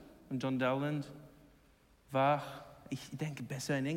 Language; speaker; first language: German; non-native, learner; English